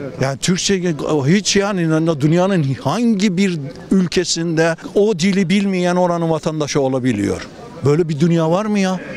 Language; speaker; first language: Turkish; native; Turkish